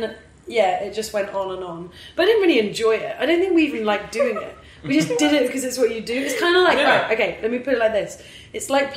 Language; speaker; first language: English; native; English